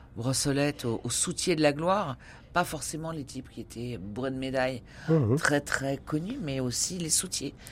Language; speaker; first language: French; native; French